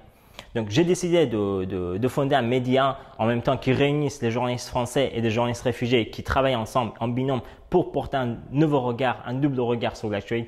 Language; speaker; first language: French; non-native, fluent; Persian